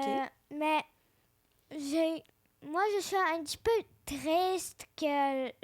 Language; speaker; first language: French; early bilingual, other home language; Ukrainian